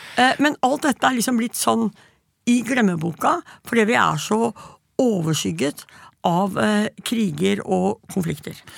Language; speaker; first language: Norwegian; native; Norwegian